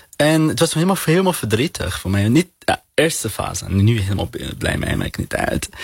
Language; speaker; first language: Dutch; non-native, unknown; Arabic